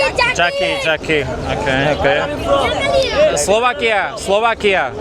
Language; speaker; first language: English; non-native, learner; Slovak